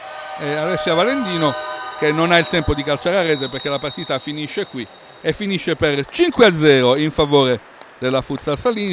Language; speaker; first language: Italian; native; Italian